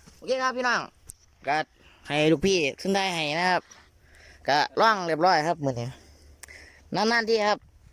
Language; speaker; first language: Thai; native; Thai